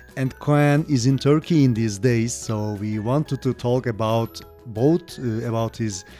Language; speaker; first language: English; non-native, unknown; Turkish